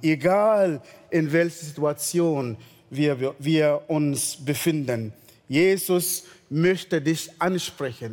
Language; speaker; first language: German; non-native, fluent; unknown